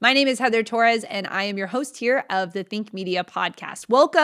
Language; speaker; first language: English; native; English